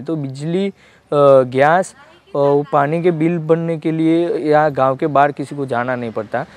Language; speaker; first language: Hindi; non-native, local second language; Gujarati